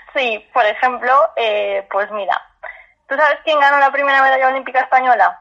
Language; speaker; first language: Spanish; native; Spanish